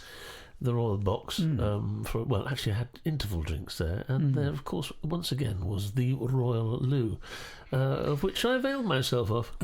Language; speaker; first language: English; native; English